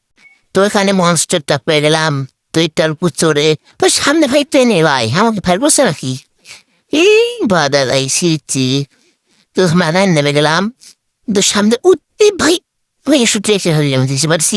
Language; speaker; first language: Bangla; native; Bangla